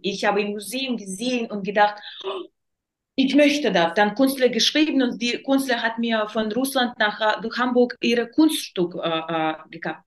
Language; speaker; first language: German; non-native, learner; Russian